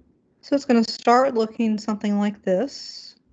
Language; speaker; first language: English; native; English